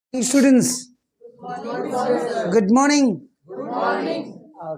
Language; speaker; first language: English; non-native, local second language; Marathi